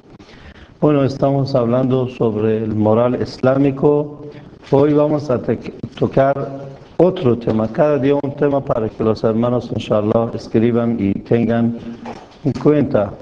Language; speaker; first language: Spanish; non-native, fluent; Persian